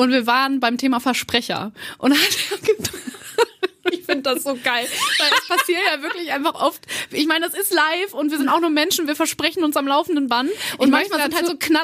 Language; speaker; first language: German; native; German